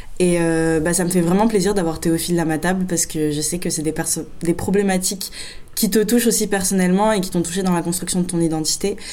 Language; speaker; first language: French; native; French